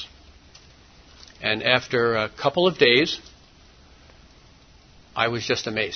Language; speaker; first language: English; native; English